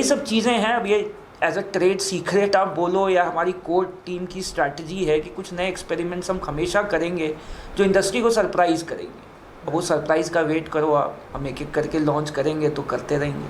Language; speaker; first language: Hindi; native; Hindi